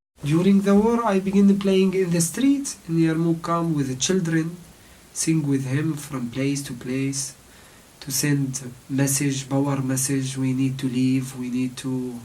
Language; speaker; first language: English; non-native, learner; Arabic